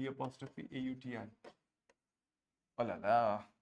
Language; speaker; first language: French; non-native, fluent; Hindi